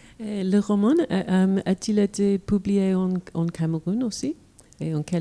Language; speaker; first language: French; non-native, fluent; English